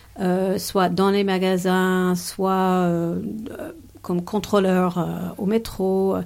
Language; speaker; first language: French; non-native, fluent; English